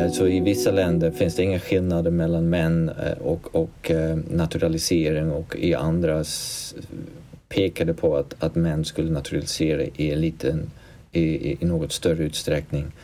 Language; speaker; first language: Swedish; non-native, fluent; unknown